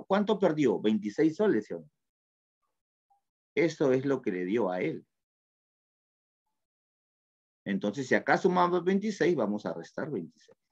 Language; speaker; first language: Spanish; native; Spanish